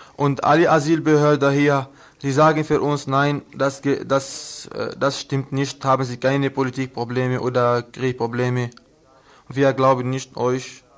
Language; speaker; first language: German; non-native, learner; Arabic